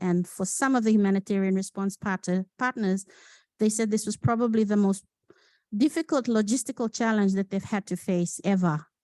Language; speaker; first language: English; non-native, local second language; Fijian